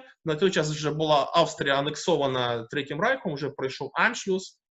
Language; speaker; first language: Ukrainian; native; Ukrainian